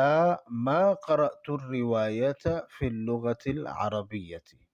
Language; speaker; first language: Arabic; non-native, fluent; Urdu